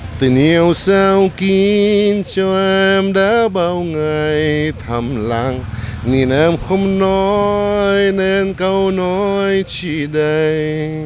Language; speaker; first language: Vietnamese; non-native, fluent; Arabic